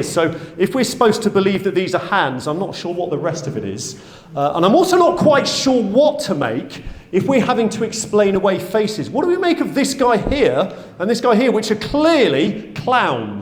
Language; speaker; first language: English; native; English